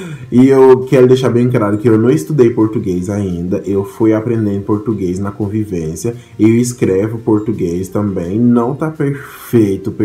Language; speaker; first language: Portuguese; non-native, fluent; Haitian Creole